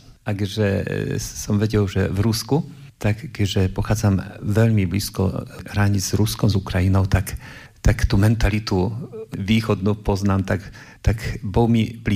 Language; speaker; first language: Slovak; non-native, fluent; Polish